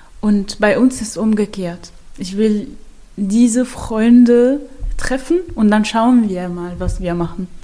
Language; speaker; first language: German; non-native, fluent; Arabic